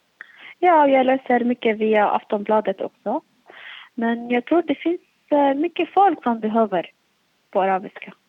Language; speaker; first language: Swedish; non-native, fluent; Arabic